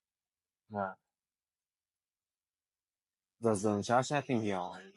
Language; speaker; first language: Vietnamese; early bilingual, heritage; Vietnamese